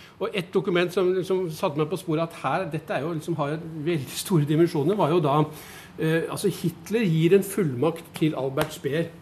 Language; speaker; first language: Norwegian; native; Norwegian